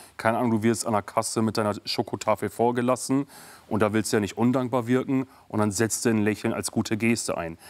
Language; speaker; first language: German; early bilingual, other home language; Kurdish